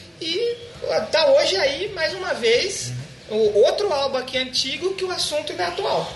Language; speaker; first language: Portuguese; native; Portuguese